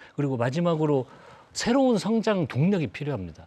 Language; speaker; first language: Korean; native; Korean